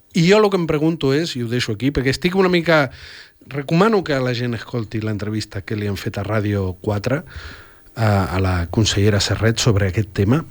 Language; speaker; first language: Catalan; non-native, fluent; Spanish